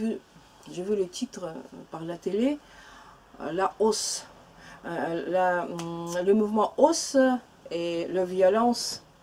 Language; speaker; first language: French; non-native, learner; Russian